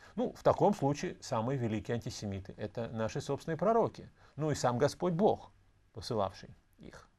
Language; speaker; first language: Russian; native; Russian